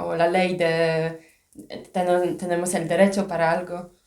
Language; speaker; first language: Spanish; non-native, fluent; Polish